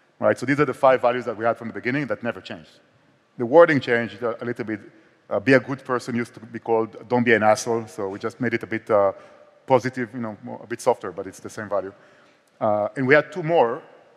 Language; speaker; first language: English; non-native, fluent; Hebrew